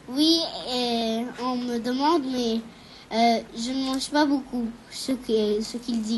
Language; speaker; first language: French; non-native, fluent; Arabic